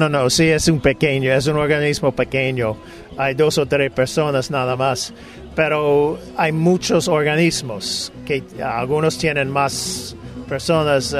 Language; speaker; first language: Spanish; non-native, fluent; English